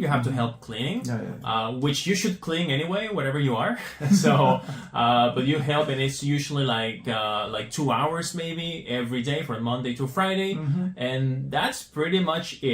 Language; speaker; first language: English; non-native, fluent; Spanish